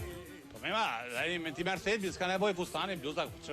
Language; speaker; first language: Albanian; native; Albanian